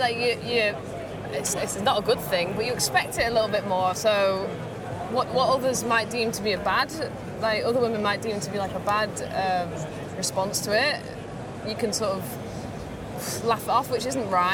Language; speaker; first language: English; native; English